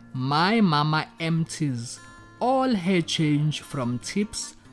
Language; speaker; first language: English; non-native, local second language; Zulu